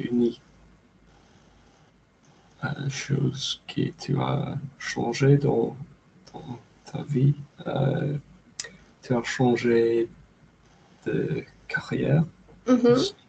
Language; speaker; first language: French; non-native, learner; English